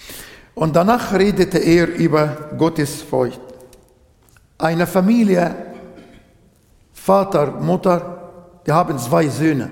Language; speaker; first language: German; non-native, fluent; Arabic